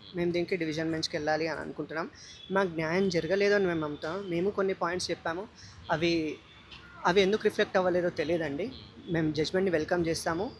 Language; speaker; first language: Telugu; native; Telugu